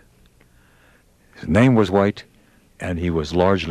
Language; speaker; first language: English; native; English